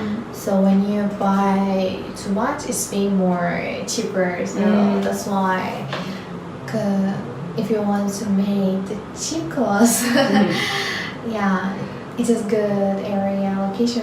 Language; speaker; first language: English; non-native, learner; Turkish